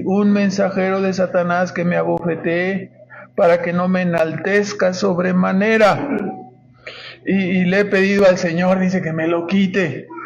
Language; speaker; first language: Spanish; native; Spanish